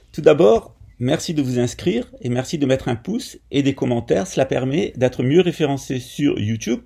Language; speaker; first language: French; native; French